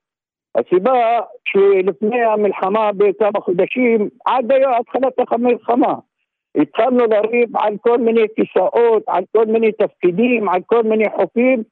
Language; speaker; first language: Hebrew; non-native, local second language; Arabic